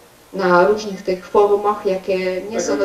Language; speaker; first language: Polish; non-native, learner; Ukrainian